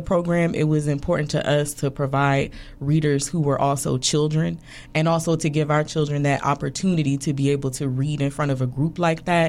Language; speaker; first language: English; native; English